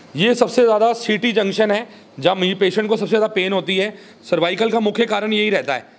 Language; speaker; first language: Hindi; native; Hindi